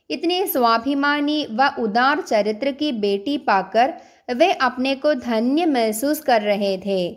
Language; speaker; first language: Hindi; non-native, local second language; Malayalam